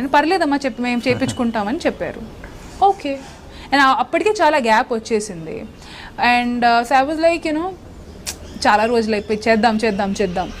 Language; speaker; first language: Telugu; non-native, local second language; Hindi